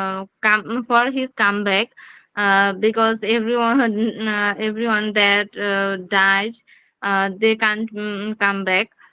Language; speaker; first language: English; non-native, learner; Bangla